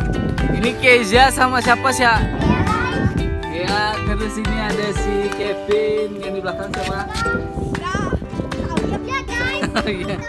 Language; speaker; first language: Indonesian; non-native, local second language; Minangkabau